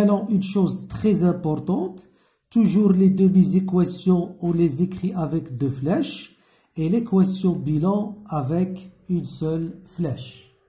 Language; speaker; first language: French; non-native, local second language; Arabic